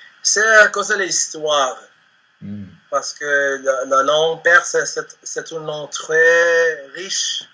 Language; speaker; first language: French; non-native, learner; Spanish